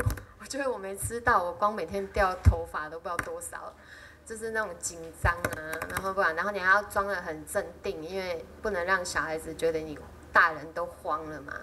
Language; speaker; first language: Chinese; native; Chinese